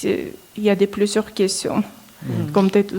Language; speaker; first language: French; non-native, learner; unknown